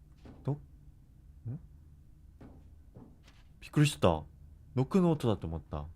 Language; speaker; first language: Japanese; non-native, fluent; Korean